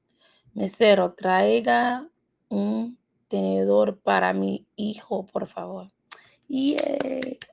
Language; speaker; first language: Spanish; non-native, learner; English